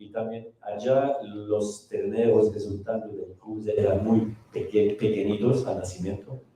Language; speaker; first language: Spanish; non-native, fluent; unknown